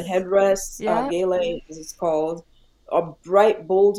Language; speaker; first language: English; non-native, local second language; Yoruba